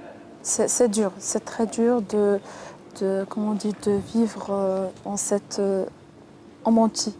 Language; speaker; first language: French; non-native, local second language; Arabic